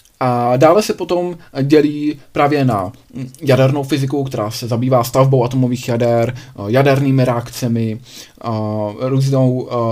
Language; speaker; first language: Czech; native; Czech